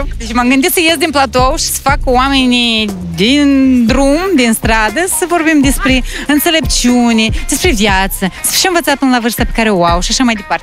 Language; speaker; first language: Romanian; native; Romanian